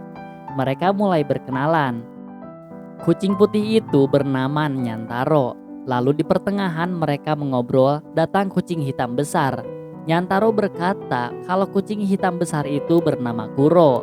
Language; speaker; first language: Indonesian; native; Indonesian